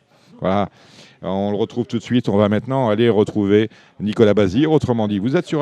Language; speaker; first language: French; native; French